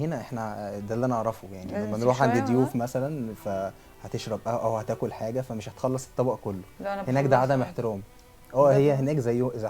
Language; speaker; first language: Arabic; native; Arabic